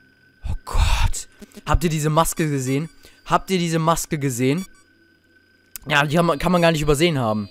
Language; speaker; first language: German; native; German